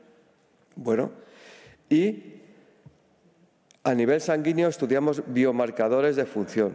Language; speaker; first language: Spanish; native; Spanish